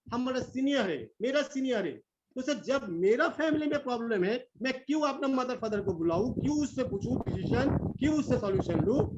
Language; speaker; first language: Hindi; non-native, local second language; Bangla